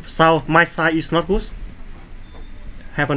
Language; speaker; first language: English; non-native, learner; Vietnamese